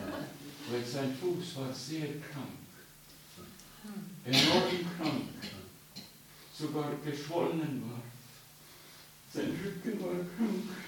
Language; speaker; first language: German; non-native, fluent; Estonian